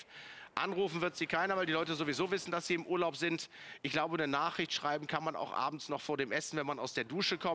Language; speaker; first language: German; native; German